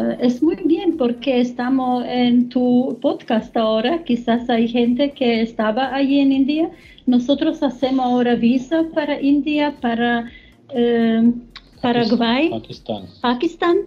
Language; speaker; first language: Spanish; non-native, learner; German